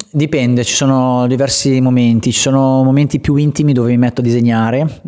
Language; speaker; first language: Italian; native; Italian